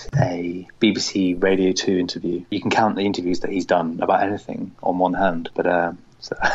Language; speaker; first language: English; native; English